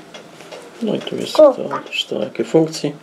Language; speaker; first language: Polish; non-native, local second language; Rusyn